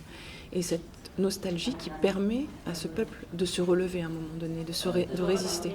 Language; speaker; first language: French; native; French